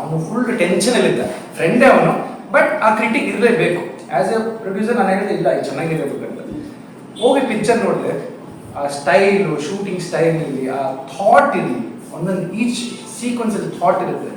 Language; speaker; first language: Kannada; non-native, local second language; Tulu